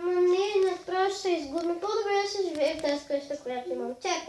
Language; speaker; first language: Bulgarian; native; Bulgarian